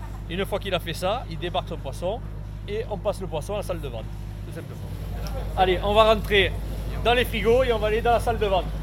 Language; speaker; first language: French; native; French